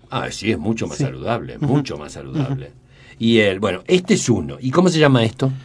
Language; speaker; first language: Spanish; native; Spanish